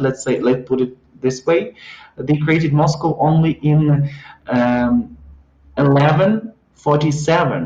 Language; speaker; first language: English; non-native, fluent; Ukrainian